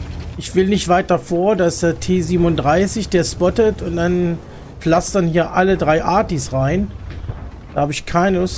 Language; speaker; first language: German; native; German